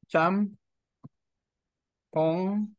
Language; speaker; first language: Vietnamese; non-native, learner; Korean